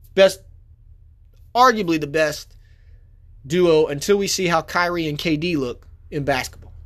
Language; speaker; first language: English; native; English